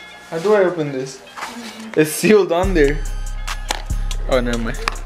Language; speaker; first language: English; early bilingual, other home language; Spanish